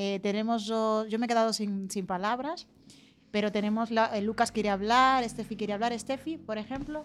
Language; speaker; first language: Spanish; native; Spanish